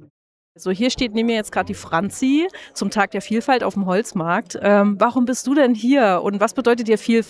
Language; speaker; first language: German; native; German